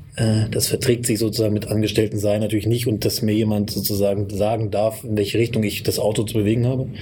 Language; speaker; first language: German; native; German